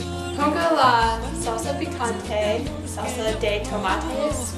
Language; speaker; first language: Spanish; non-native, learner; English